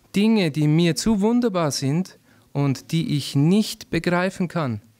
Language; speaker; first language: German; native; German